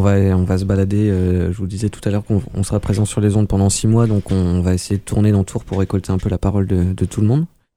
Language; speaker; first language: French; native; French